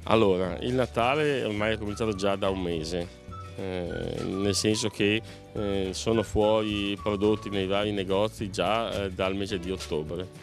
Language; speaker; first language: Italian; native; Italian